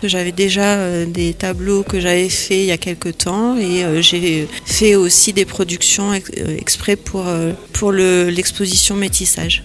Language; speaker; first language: French; native; French